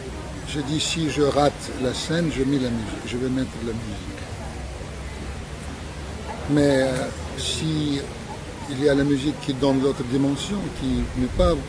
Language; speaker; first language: French; non-native, fluent; Russian